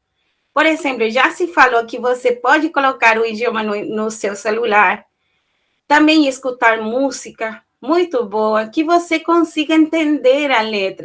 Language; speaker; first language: Portuguese; non-native, fluent; Spanish